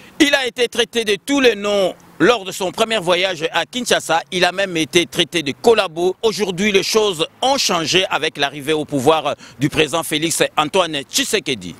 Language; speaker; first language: French; non-native, local second language; Lingala